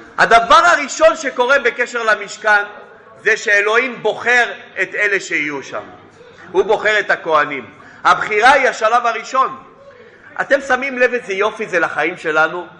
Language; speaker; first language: Hebrew; non-native, fluent; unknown